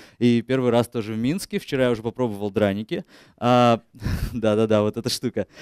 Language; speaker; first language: Russian; native; Russian